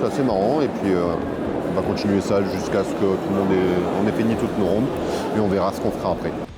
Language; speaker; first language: French; native; French